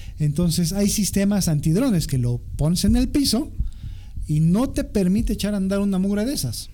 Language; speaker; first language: Spanish; native; Spanish